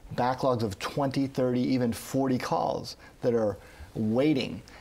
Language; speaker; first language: English; native; English